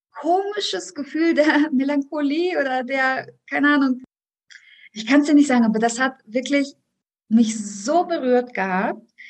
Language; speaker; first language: German; early bilingual, other home language; Russian